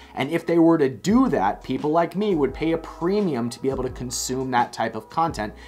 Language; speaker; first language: English; native; English